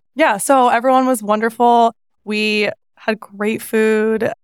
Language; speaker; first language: English; native; English